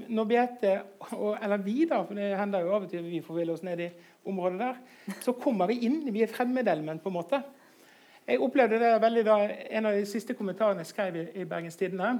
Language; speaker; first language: Norwegian; native; Norwegian